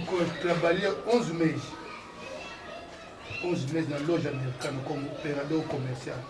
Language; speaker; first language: Portuguese; non-native, learner; Lingala